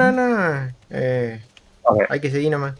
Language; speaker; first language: Spanish; native; Spanish